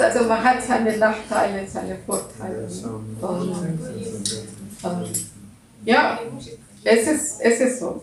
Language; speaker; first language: German; non-native, learner; Russian